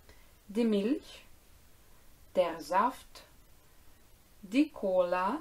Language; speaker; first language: German; non-native, fluent; Ukrainian